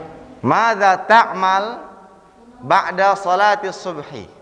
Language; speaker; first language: Arabic; non-native, fluent; Indonesian